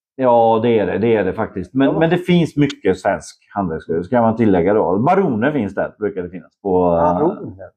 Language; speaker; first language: Swedish; non-native, fluent; Polish